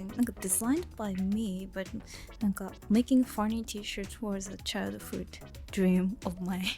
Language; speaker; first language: English; non-native, learner; Japanese